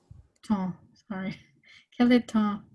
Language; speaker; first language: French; non-native, learner; English